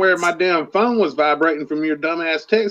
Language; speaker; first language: English; native; English